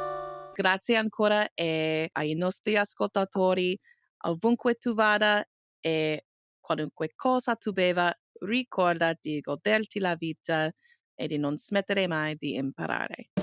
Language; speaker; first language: Italian; non-native, learner; English